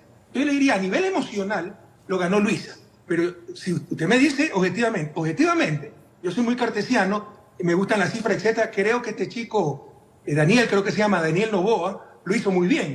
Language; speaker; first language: Spanish; native; Spanish